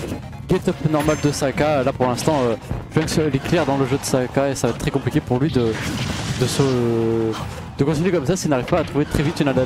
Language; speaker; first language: French; native; French